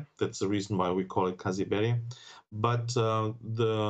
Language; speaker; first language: English; non-native, fluent; German